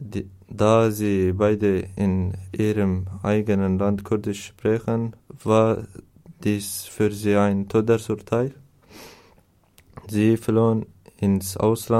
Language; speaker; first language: German; non-native, learner; Turkish